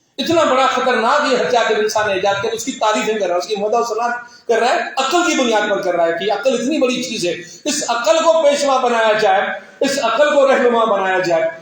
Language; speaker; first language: Urdu; non-native, local second language; Sindhi